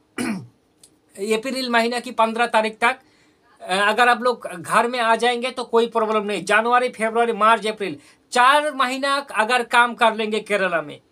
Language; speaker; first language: Hindi; non-native, local second language; Bangla